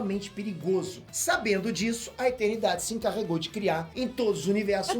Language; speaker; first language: Portuguese; native; Portuguese